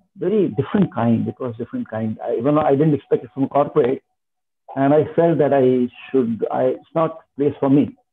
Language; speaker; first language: English; non-native, local second language; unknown